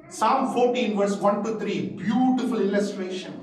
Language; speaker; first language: English; non-native, local second language; Tamil